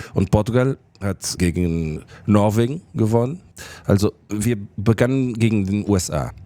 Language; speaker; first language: German; non-native, fluent; Portuguese